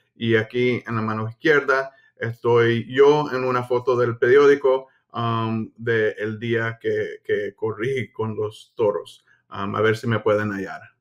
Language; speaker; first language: Spanish; early bilingual, heritage; Spanish